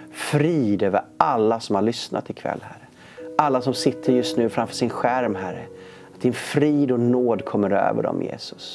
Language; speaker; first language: Swedish; native; Swedish